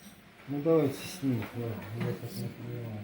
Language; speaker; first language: Russian; native; Russian